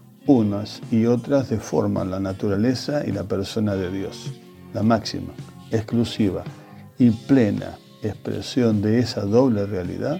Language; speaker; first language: Spanish; native; Spanish